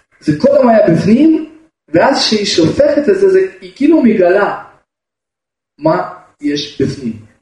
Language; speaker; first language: Hebrew; non-native, fluent; Russian